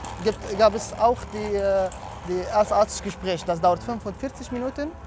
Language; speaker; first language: German; non-native, fluent; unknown